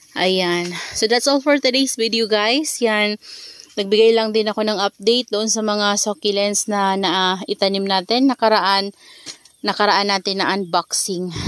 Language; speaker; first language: Filipino; native; Filipino